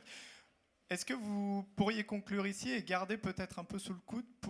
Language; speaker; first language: French; native; French